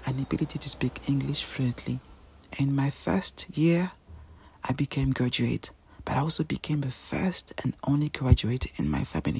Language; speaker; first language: English; non-native, fluent; French